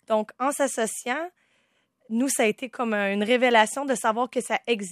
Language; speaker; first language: French; native; French